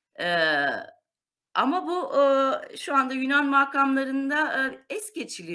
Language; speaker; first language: Turkish; non-native, local second language; Armenian